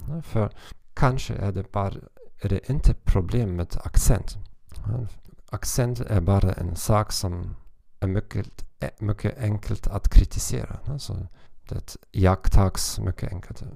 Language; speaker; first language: Swedish; non-native, learner; German